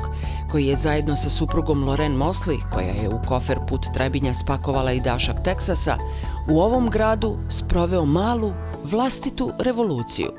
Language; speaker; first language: Bosnian; native; Bosnian